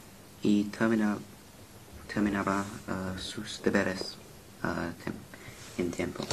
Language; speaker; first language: Spanish; non-native, learner; English